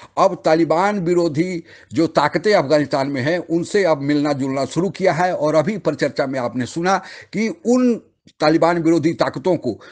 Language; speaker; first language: Hindi; native; Hindi